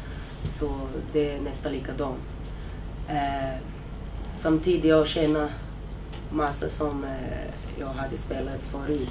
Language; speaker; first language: Swedish; non-native, fluent; Portuguese